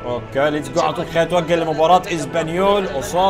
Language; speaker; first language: Arabic; native; Arabic